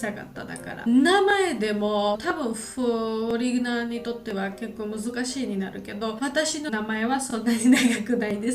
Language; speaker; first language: Japanese; non-native, learner; Georgian